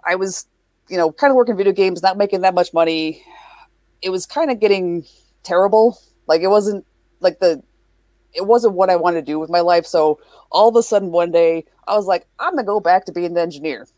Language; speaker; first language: English; native; English